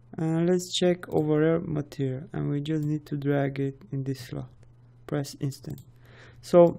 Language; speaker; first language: English; non-native, fluent; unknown